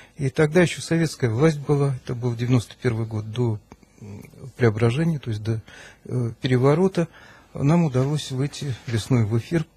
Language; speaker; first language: Russian; native; Russian